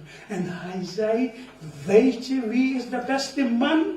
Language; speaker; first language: Dutch; non-native, learner; Urdu